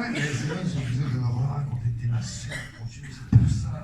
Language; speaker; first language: French; native; French